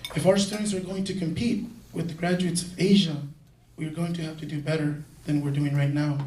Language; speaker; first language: English; early bilingual, other home language; Spanish